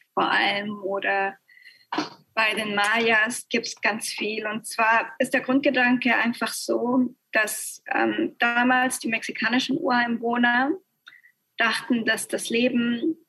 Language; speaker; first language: German; early bilingual, other home language; Spanish